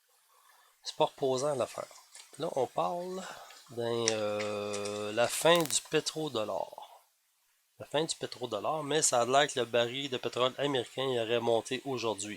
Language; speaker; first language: French; native; French